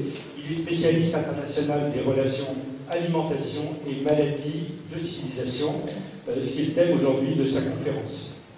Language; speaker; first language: French; native; French